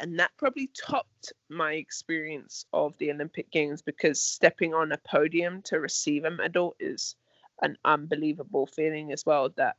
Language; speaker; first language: English; native; English